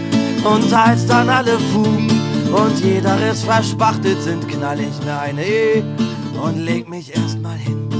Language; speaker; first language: German; native; German